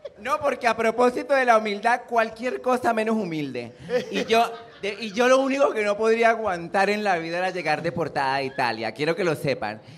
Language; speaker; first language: Spanish; native; Spanish